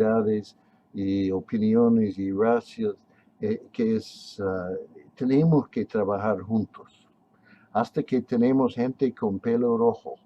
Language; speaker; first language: Spanish; non-native, fluent; English